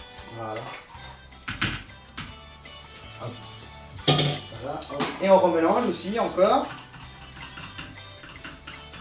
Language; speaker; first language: French; non-native, learner; Spanish